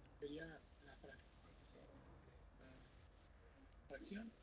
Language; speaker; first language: Spanish; native; Spanish